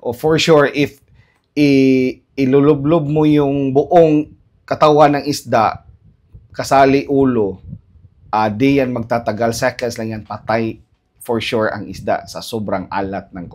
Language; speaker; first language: Filipino; non-native, local second language; Cebuano